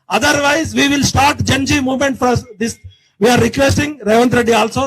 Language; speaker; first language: English; non-native, local second language; Telugu